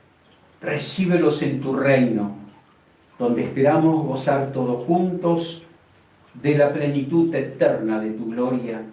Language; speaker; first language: Spanish; native; Spanish